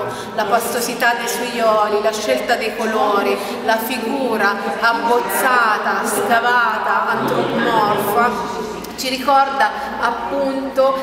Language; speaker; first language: Italian; native; Italian